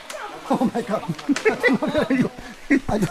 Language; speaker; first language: English; non-native, learner; Chinese